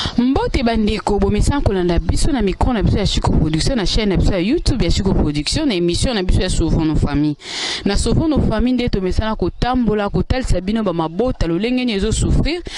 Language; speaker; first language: Lingala; native; Lingala